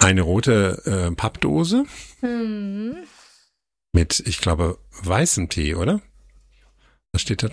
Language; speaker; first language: German; native; German